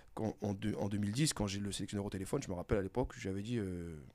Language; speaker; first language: French; native; French